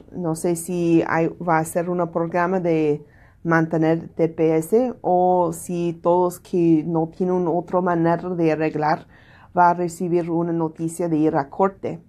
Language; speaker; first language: Spanish; non-native, learner; English